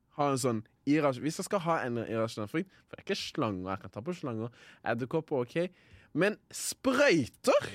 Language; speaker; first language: Norwegian; early bilingual, other home language; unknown